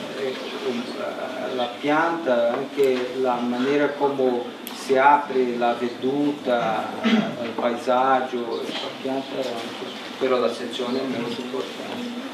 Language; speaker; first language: Italian; non-native, learner; Portuguese